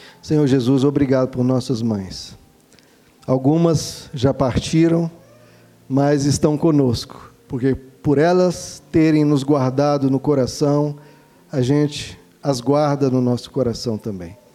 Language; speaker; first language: Portuguese; native; Portuguese